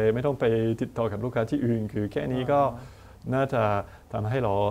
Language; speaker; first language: Thai; non-native, fluent; French